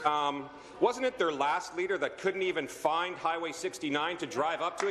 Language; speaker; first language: English; native; English